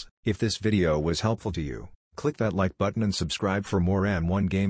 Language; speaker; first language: English; native; English